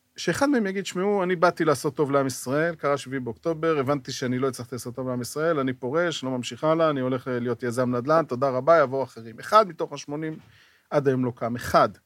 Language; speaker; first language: Hebrew; native; Hebrew